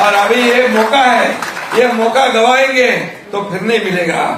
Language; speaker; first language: Hindi; non-native, local second language; Marathi